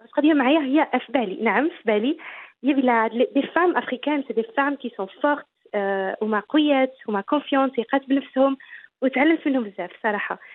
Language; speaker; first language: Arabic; early bilingual, heritage; Arabic